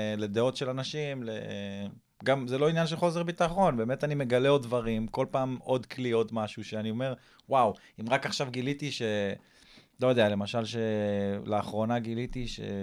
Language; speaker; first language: Hebrew; early bilingual, other home language; English